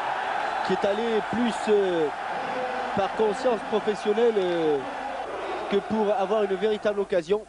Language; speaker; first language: French; native; French